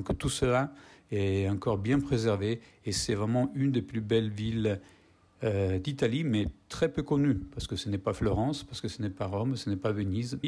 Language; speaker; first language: French; non-native, fluent; Italian